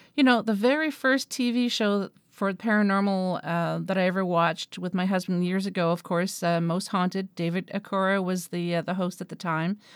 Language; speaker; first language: English; native; English